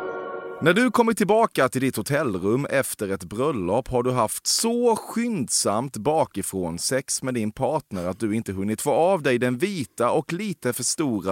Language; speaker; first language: Swedish; native; Swedish